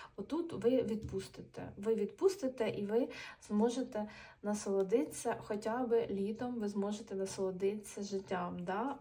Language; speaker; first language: Ukrainian; non-native, local second language; Russian